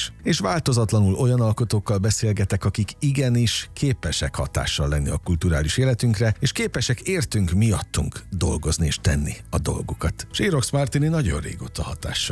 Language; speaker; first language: Hungarian; native; Hungarian